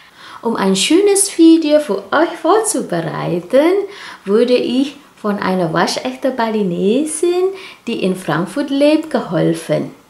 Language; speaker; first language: German; non-native, fluent; Indonesian